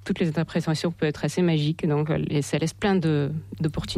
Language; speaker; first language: French; non-native, fluent; Russian